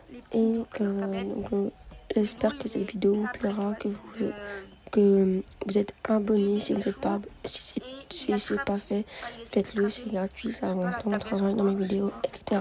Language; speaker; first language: French; native; French